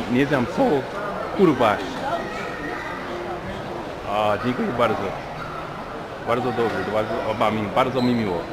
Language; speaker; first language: Polish; non-native, learner; English